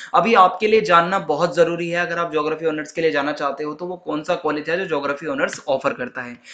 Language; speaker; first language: Hindi; native; Hindi